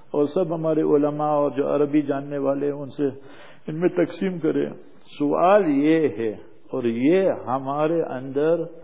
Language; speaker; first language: Urdu; non-native, fluent; English